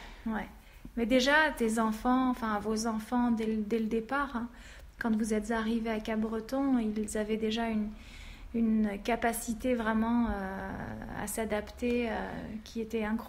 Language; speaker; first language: French; native; French